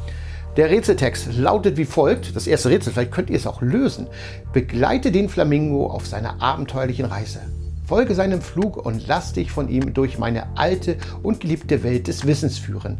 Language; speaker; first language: German; native; German